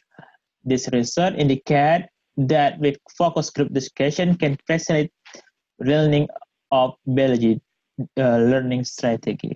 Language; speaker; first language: English; non-native, learner; Indonesian